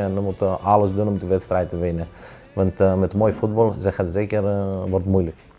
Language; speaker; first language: Dutch; non-native, fluent; Greek